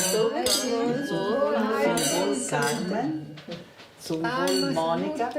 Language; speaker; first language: German; non-native, learner; Italian